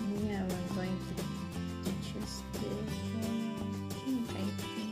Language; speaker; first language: English; non-native, local second language; Filipino